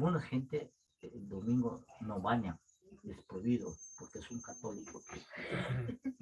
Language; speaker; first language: Spanish; non-native, local second language; Quechua